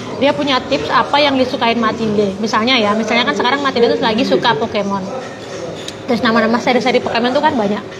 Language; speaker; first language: Indonesian; non-native, local second language; Javanese